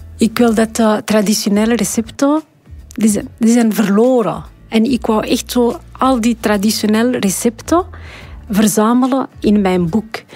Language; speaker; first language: Dutch; non-native, fluent; Arabic